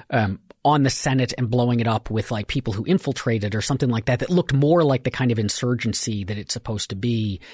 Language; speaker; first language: English; native; English